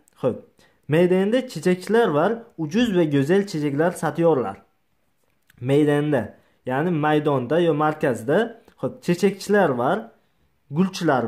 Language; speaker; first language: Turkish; non-native, learner; Uzbek